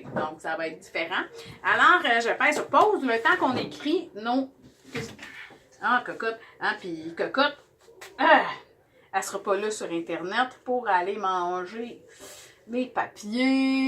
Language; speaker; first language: French; native; French